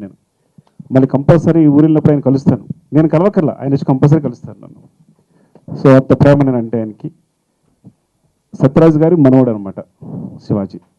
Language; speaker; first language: Telugu; native; Telugu